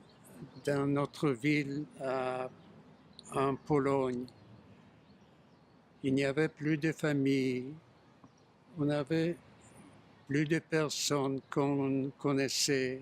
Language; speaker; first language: French; non-native, fluent; Yiddish